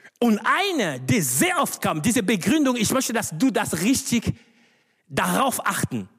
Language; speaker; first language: German; non-native, fluent; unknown